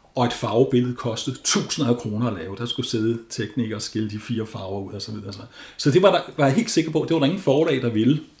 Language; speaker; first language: Danish; native; Danish